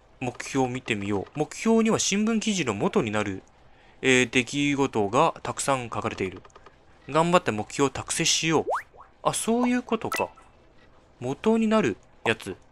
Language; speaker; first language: Japanese; non-native, fluent; Chinese